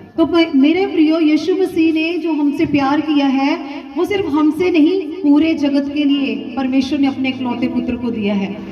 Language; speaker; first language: Hindi; non-native, local second language; Punjabi